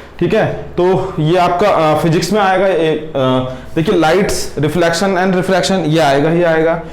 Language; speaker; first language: Hindi; native; Hindi